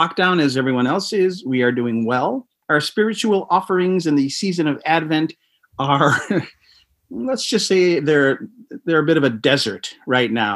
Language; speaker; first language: English; native; English